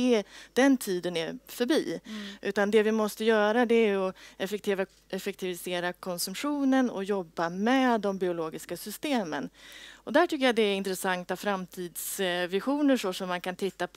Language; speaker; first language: Swedish; native; Swedish